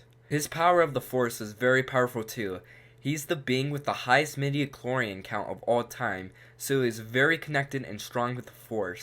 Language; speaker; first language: English; native; English